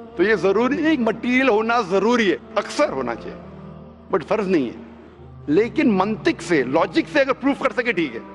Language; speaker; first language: Hindi; non-native, local second language; Konkani